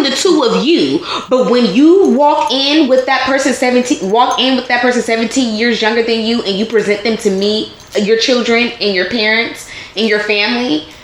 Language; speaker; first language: English; native; English